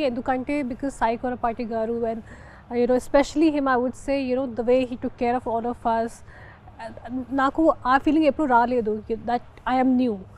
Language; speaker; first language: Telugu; non-native, fluent; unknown